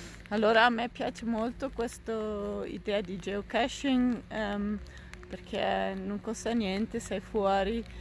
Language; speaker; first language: Italian; non-native, fluent; Dutch